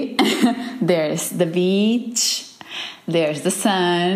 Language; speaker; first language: English; non-native, fluent; Portuguese